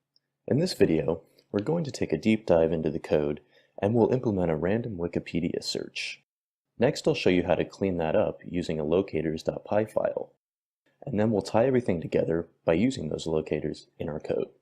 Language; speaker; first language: English; native; English